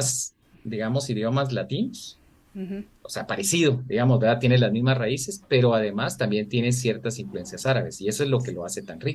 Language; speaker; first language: Spanish; native; Spanish